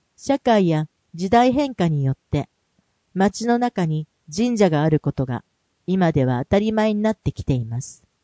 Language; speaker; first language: Japanese; non-native, fluent; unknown